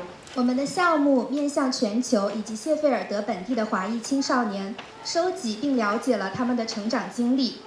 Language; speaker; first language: Chinese; early bilingual, heritage; Chinese